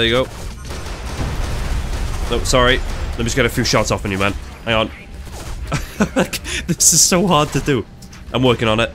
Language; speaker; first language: English; native; English